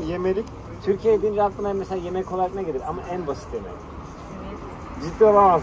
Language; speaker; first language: Turkish; native; Turkish